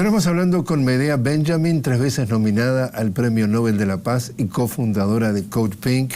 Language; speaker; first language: Spanish; native; Spanish